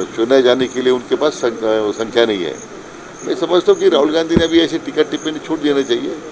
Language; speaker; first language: Hindi; non-native, local second language; Marathi